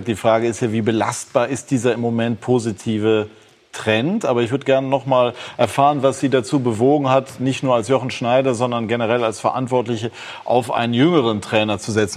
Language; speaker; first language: German; native; German